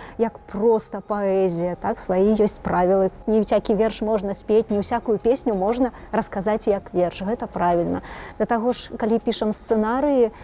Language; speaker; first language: Belarusian; native; Belarusian